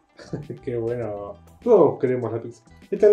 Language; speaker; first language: Spanish; native; Spanish